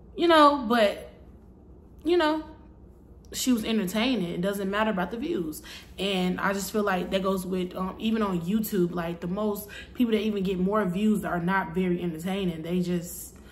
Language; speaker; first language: English; native; English